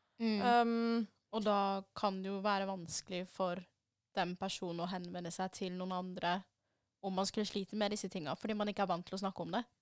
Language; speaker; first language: Norwegian; early bilingual, other home language; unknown